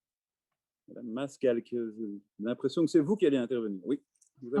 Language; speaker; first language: French; native; French